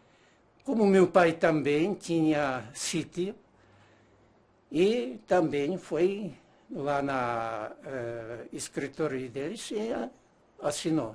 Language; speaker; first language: Portuguese; non-native, learner; Ukrainian